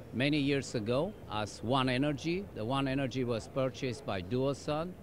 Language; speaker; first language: English; non-native, fluent; German